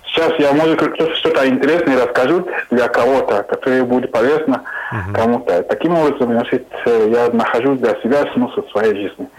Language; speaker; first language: Russian; non-native, fluent; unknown